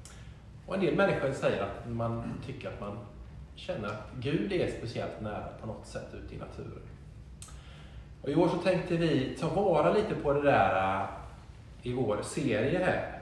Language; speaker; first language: Swedish; native; Swedish